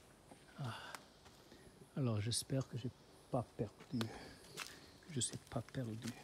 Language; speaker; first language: French; non-native, learner; Chinese